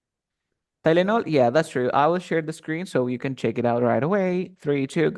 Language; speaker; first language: English; non-native, fluent; Spanish